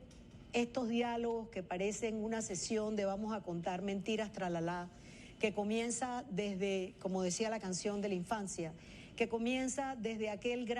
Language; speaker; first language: Spanish; native; Spanish